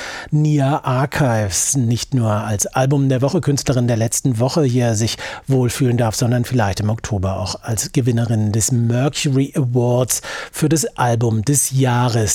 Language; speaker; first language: German; native; German